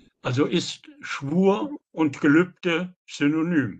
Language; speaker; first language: German; native; German